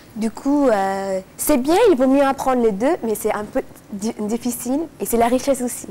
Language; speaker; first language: French; non-native, fluent; Persian